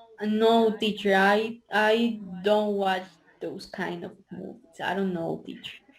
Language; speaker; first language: English; non-native, learner; Spanish